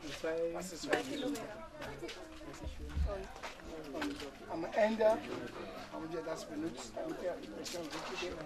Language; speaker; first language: German; non-native, learner; Ewe